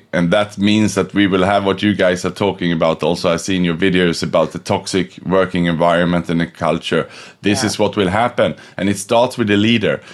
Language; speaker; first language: English; non-native, fluent; Swedish